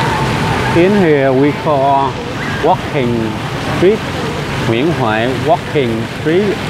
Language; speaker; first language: English; non-native, learner; Vietnamese